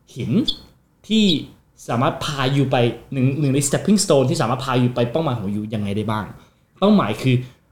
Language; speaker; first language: Thai; non-native, fluent; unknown